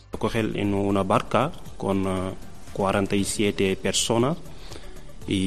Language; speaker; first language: Spanish; non-native, learner; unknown